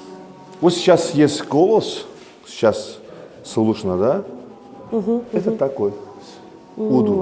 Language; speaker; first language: Russian; non-native, local second language; Azerbaijani